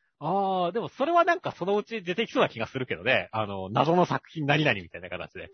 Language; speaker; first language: Japanese; native; Japanese